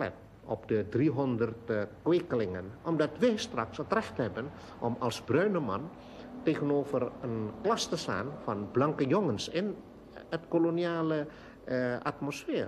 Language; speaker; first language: Dutch; non-native, local second language; Indonesian